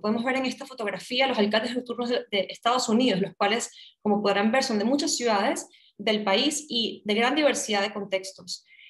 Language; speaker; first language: Spanish; native; Spanish